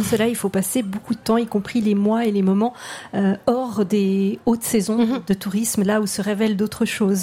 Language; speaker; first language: French; native; French